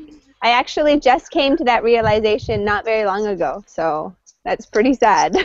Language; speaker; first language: English; native; English